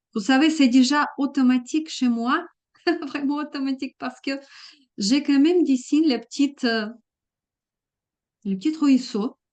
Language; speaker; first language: French; non-native, fluent; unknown